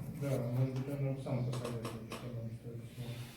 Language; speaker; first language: Russian; native; Russian